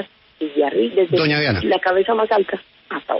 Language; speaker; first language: Spanish; native; Spanish